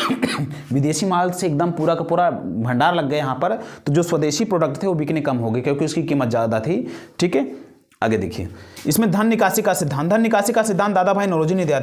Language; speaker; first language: Hindi; native; Hindi